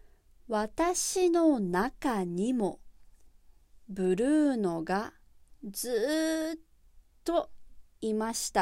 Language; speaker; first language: Japanese; native; Japanese